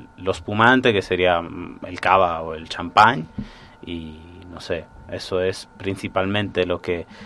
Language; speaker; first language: Spanish; non-native, fluent; Italian